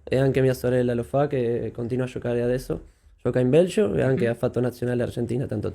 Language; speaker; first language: Italian; non-native, fluent; Spanish